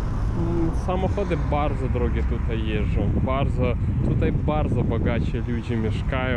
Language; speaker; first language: Polish; non-native, learner; Ukrainian